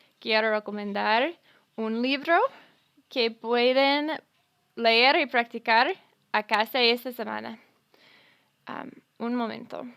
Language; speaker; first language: Spanish; non-native, fluent; English